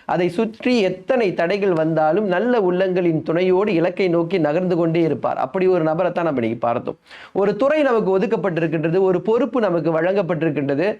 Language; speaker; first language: Tamil; native; Tamil